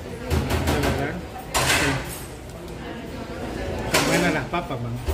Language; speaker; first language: Spanish; native; Spanish